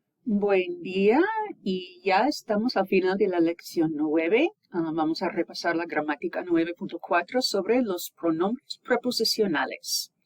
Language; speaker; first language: Spanish; non-native, fluent; English